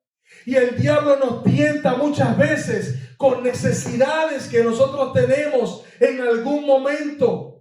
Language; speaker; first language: Spanish; native; Spanish